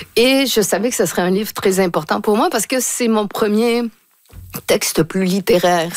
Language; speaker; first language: French; native; French